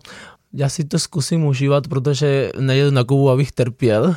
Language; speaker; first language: Czech; non-native, fluent; Spanish